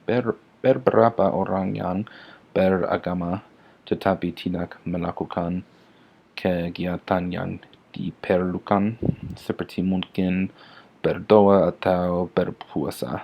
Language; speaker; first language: Indonesian; non-native, learner; English